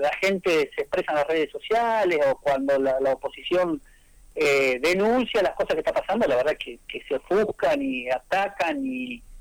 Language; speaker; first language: Spanish; native; Spanish